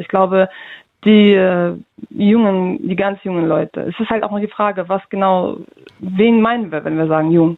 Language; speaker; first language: German; early bilingual, other home language; Russian